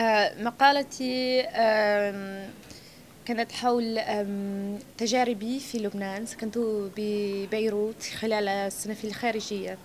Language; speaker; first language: Arabic; non-native, fluent; English